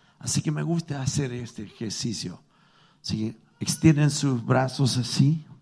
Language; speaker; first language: Spanish; non-native, fluent; English